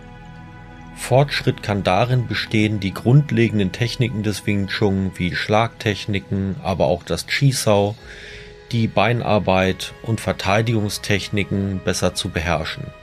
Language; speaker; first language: German; native; German